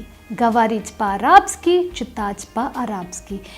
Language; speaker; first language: Russian; non-native, fluent; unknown